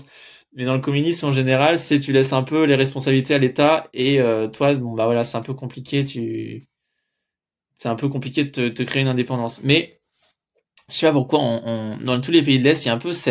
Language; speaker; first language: French; native; French